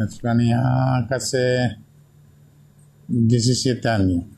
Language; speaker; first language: Spanish; non-native, learner; Bangla